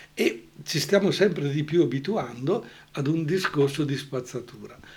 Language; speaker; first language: Italian; native; Italian